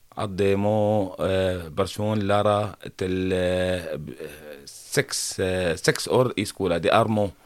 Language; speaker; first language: Norwegian; non-native, learner; Arabic